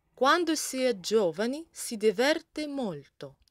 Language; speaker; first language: Italian; non-native, fluent; Russian